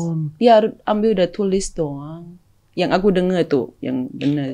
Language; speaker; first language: Indonesian; non-native, fluent; Thai